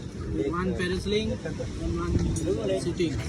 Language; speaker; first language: English; non-native, learner; Hindi